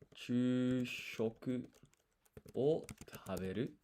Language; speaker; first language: Japanese; non-native, learner; English